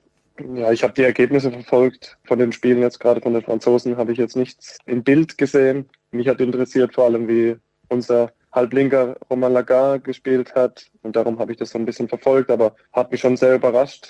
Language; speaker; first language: German; native; German